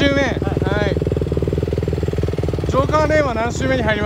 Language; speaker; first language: Japanese; native; Japanese